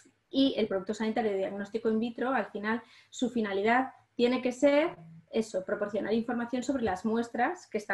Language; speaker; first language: Spanish; native; Spanish